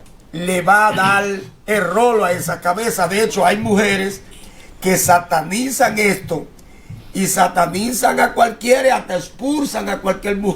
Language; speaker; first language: Spanish; native; Spanish